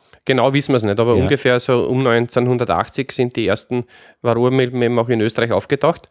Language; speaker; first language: German; native; German